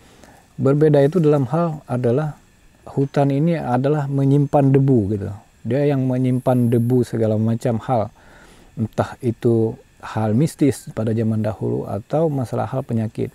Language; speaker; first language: Indonesian; non-native, local second language; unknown